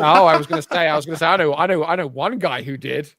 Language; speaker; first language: English; native; English